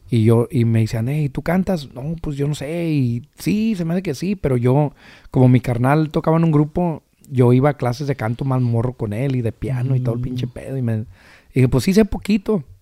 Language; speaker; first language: Spanish; native; Spanish